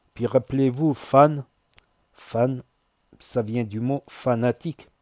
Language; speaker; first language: French; native; French